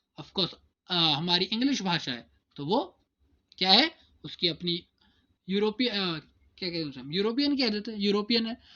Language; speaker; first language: Hindi; native; Hindi